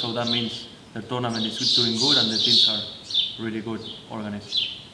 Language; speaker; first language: English; non-native, fluent; Spanish